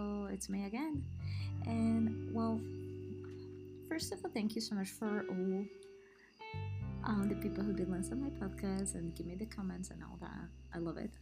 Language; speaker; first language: English; non-native, learner; Spanish